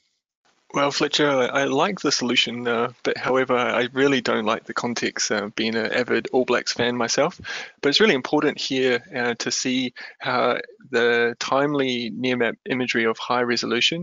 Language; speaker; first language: English; native; English